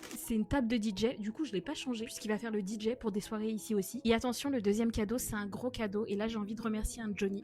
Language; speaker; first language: French; native; French